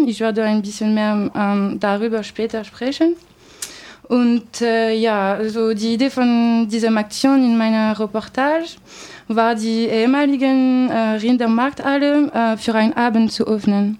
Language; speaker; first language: German; non-native, learner; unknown